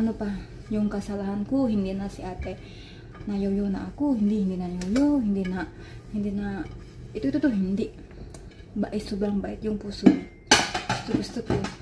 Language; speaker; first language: Filipino; non-native, learner; Indonesian